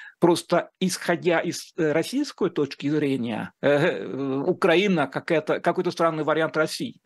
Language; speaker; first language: Russian; non-native, fluent; Finnish